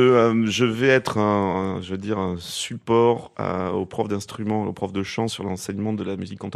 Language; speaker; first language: French; native; French